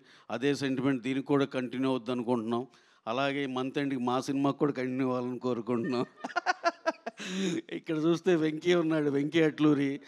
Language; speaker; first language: Telugu; native; Telugu